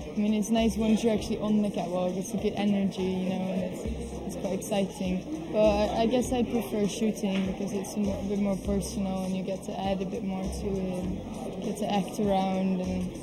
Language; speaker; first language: English; non-native, fluent; Dutch